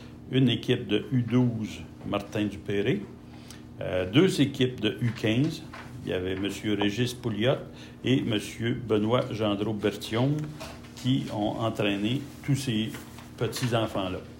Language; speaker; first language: French; native; French